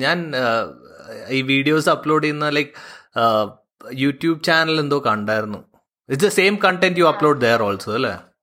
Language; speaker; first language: Malayalam; early bilingual, heritage; Malayalam